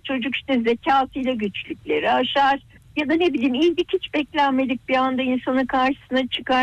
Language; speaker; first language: Turkish; native; Turkish